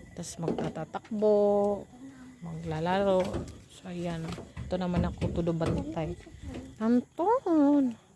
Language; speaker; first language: Filipino; non-native, local second language; Cebuano